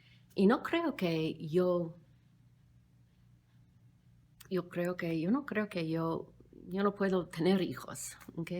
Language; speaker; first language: Spanish; non-native, fluent; English